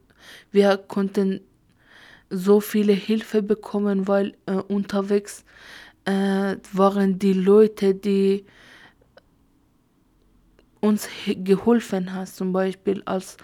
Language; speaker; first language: German; non-native, learner; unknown